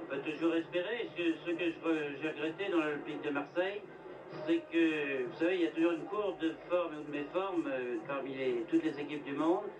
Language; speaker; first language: French; native; French